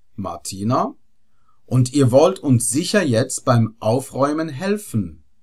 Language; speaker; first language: German; non-native, fluent; Arabic